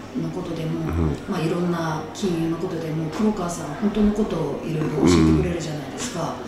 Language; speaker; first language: Japanese; native; Japanese